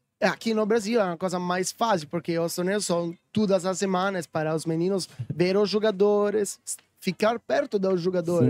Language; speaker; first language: Portuguese; non-native, learner; Italian